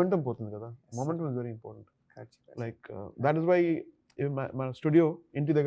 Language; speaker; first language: Telugu; non-native, learner; Tamil